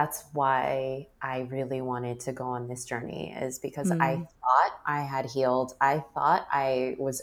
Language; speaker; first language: English; native; English